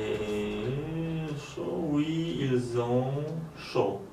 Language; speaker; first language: French; non-native, learner; Polish